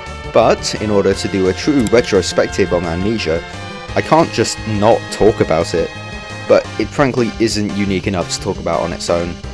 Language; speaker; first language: English; native; English